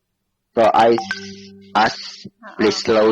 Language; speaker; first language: English; non-native, learner; Indonesian